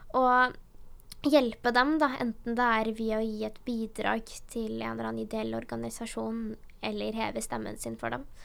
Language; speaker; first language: Norwegian; early bilingual, other home language; Urdu